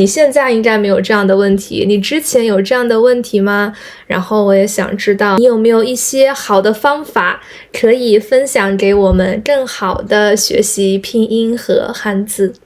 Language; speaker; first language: Chinese; native; Chinese